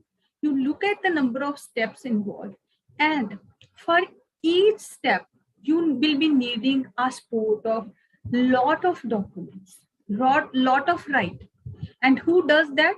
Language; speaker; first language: English; non-native, local second language; Punjabi